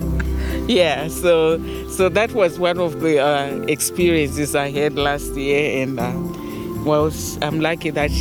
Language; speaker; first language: English; non-native, local second language; Shona